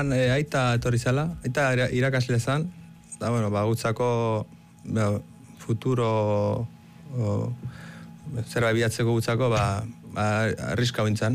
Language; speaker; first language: Basque; early bilingual, other home language; Arabic